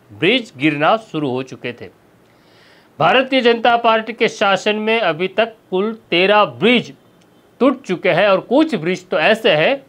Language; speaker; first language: Hindi; non-native, local second language; Gujarati